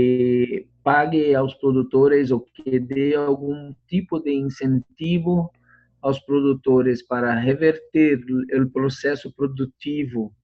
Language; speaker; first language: Spanish; non-native, learner; Portuguese